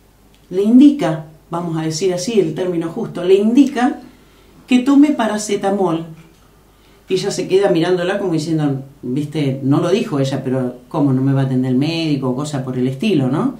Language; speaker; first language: Spanish; native; Spanish